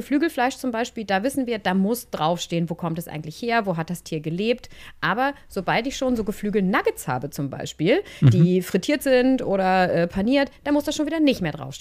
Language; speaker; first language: German; native; German